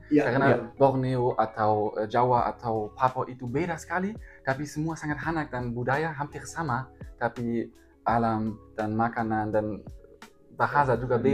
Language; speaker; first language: Indonesian; non-native, learner; German